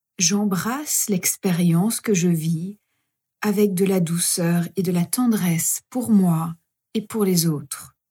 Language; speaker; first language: French; native; French